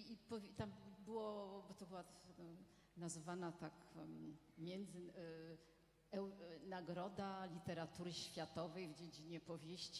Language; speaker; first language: Polish; non-native, fluent; French